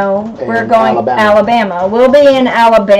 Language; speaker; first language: English; native; English